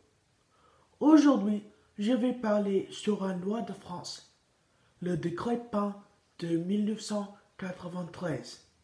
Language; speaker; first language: French; non-native, learner; Spanish